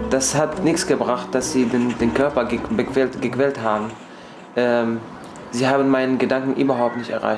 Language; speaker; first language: German; non-native, fluent; Arabic